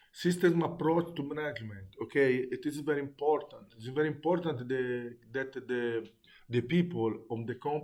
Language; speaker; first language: English; non-native, learner; Italian